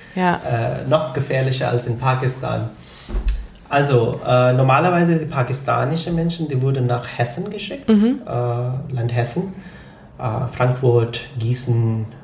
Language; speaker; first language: German; non-native, fluent; Punjabi